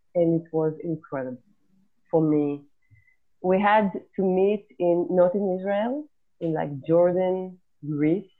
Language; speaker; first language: English; non-native, fluent; Hebrew